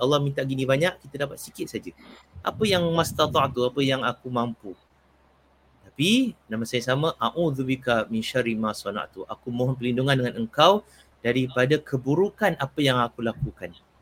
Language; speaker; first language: Malay; native; Malay